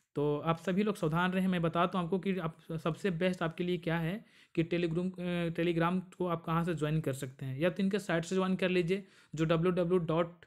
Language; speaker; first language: Hindi; native; Hindi